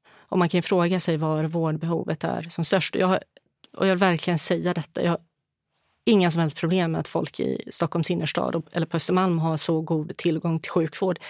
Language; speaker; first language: Swedish; early bilingual, other home language; Bosnian